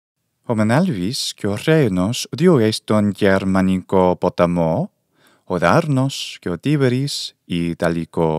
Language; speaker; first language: Greek; non-native, fluent; English